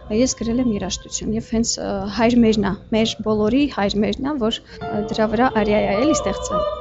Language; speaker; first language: Armenian; non-native, fluent; Russian